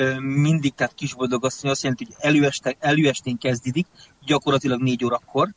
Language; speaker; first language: Hungarian; native; Hungarian